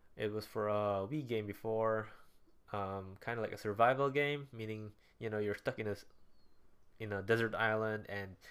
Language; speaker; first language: English; non-native, local second language; Cebuano